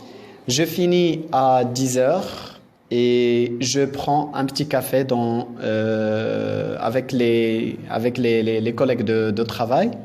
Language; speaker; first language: French; non-native, local second language; Arabic